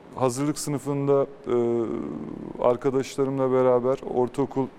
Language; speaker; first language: Turkish; native; Turkish